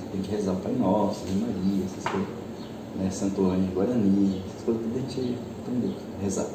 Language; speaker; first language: Portuguese; early bilingual, other home language; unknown